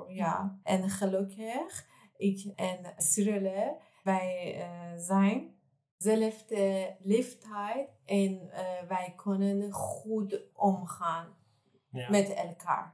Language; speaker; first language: Dutch; non-native, learner; Persian